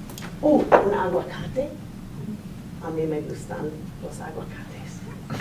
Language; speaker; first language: Spanish; non-native, fluent; English